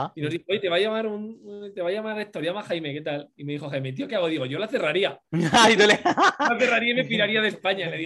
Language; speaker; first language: Spanish; native; Spanish